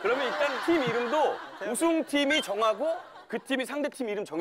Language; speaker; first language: Korean; native; Korean